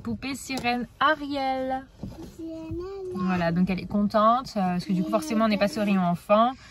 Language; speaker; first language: French; native; French